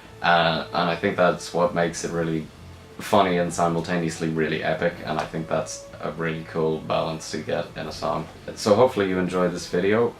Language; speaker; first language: English; native; English